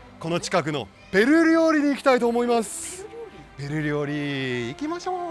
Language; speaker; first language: Japanese; non-native, fluent; French